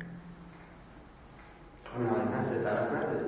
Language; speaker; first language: Persian; native; Persian